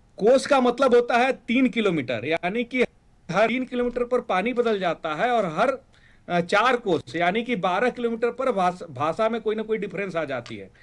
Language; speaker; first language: Hindi; native; Hindi